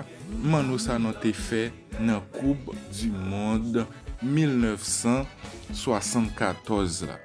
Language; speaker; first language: French; non-native, learner; Haitian Creole